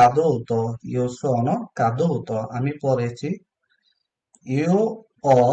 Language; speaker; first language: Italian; non-native, learner; Bangla